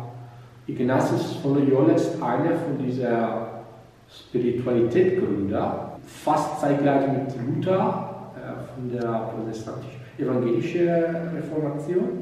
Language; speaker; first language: German; non-native, fluent; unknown